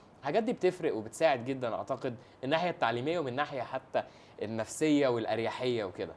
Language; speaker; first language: Egyptian Arabic; native; Egyptian Arabic